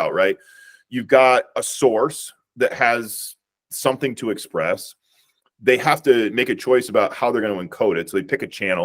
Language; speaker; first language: English; native; English